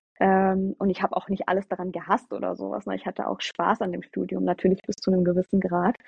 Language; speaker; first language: German; early bilingual, other home language; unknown